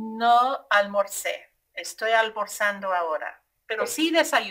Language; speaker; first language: Spanish; non-native, fluent; English